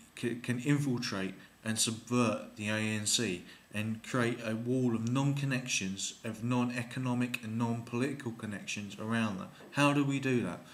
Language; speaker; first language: English; native; English